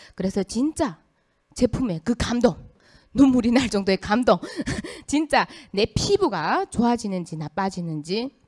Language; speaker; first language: Korean; early bilingual, heritage; Korean